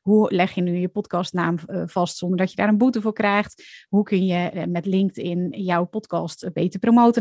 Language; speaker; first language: Dutch; native; Dutch